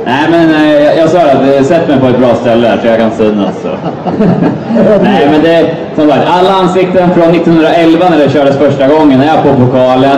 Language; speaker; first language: Swedish; native; Swedish